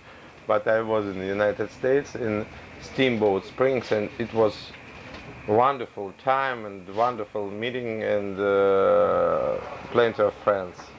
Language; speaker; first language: English; non-native, learner; Russian